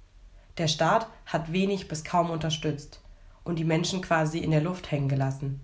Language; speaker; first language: German; native; German